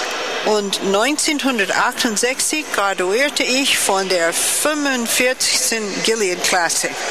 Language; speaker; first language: German; non-native, fluent; English